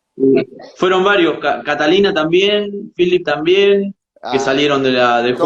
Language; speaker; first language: Spanish; native; Spanish